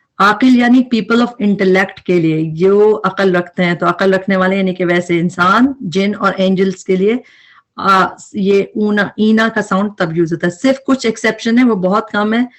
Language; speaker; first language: Urdu; native; Urdu